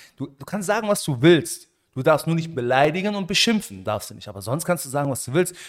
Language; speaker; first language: German; early bilingual, other home language; Arabic